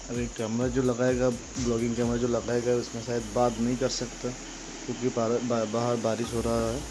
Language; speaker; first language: Hindi; non-native, local second language; Bangla